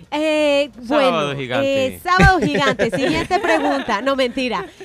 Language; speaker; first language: Spanish; native; Spanish